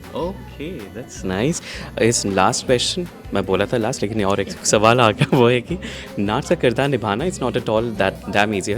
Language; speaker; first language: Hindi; non-native, local second language; Bangla